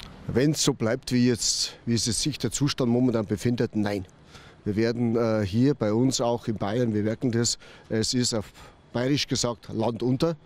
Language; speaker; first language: German; native; German